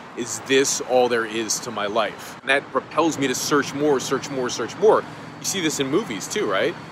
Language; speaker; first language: English; native; English